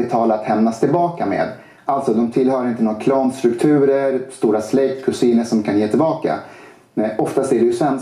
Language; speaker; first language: Swedish; early bilingual, other home language; Persian